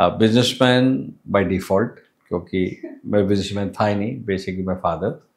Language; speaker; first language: Hindi; non-native, local second language; English